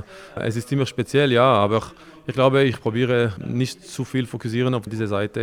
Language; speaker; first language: German; non-native, local second language; French